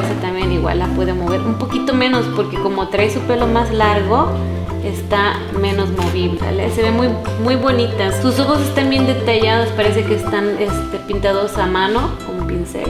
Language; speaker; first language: Spanish; native; Spanish